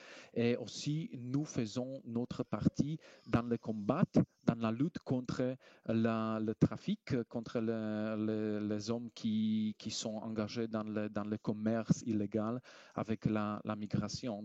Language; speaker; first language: French; non-native, fluent; Slovak